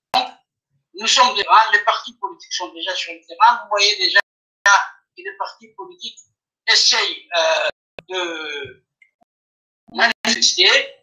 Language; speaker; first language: French; non-native, local second language; Afar